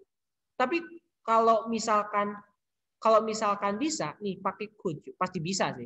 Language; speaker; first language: Indonesian; native; Indonesian